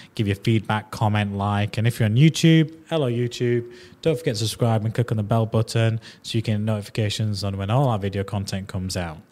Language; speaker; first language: English; native; English